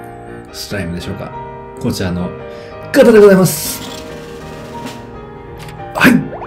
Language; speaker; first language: Japanese; native; Japanese